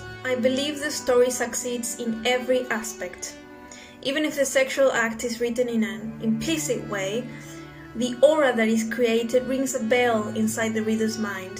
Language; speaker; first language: English; non-native, fluent; Spanish